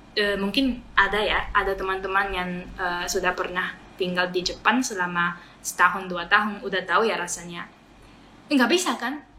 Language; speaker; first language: Indonesian; non-native, fluent; Japanese